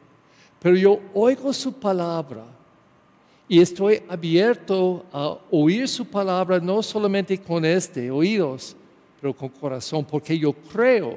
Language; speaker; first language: Spanish; non-native, learner; English